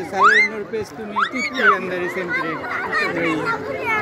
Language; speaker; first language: Italian; non-native, learner; Bangla